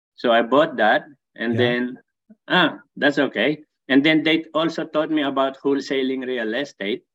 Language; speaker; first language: English; non-native, local second language; Filipino